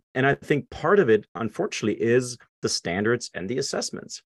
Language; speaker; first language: English; non-native, fluent; German